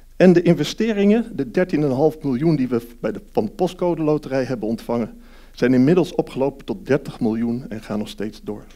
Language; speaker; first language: Dutch; early bilingual, heritage; Dutch